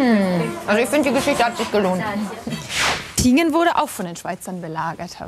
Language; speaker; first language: German; native; German